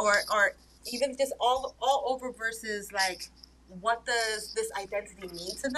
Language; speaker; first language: English; early bilingual, other home language; Spanish